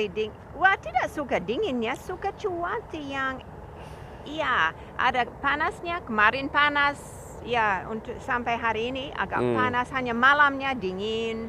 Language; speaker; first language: Indonesian; non-native, fluent; English